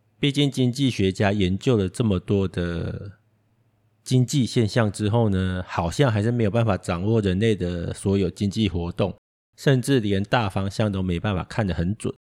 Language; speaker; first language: Chinese; native; Chinese